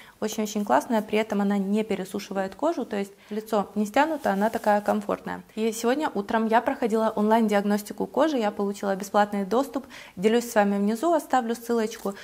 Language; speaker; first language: Russian; native; Russian